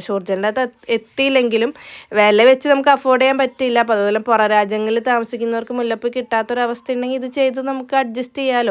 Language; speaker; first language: Malayalam; native; Malayalam